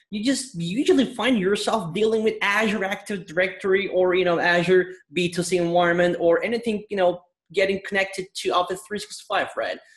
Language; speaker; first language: English; non-native, fluent; Turkish